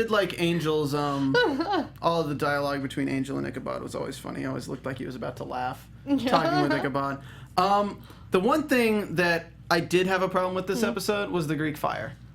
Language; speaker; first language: English; native; English